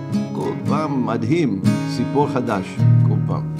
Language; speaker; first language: Hebrew; non-native, fluent; English